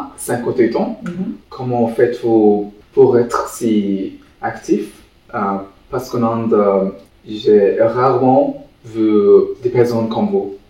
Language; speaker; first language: French; non-native, learner; Tamil